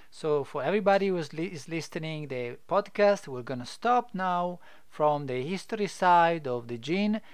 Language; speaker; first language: English; non-native, fluent; Italian